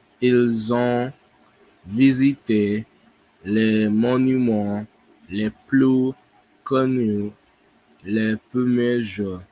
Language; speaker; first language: French; non-native, learner; English